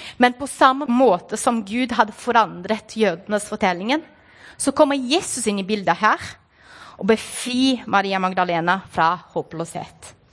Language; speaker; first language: Norwegian; non-native, fluent; Portuguese